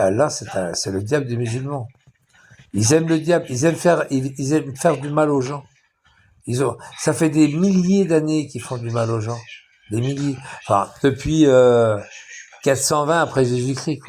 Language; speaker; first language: French; native; French